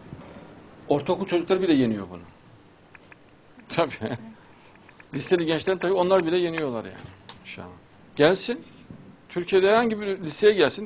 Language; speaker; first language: Turkish; native; Turkish